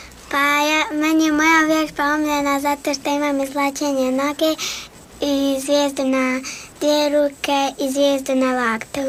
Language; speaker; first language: Serbian; native; Serbian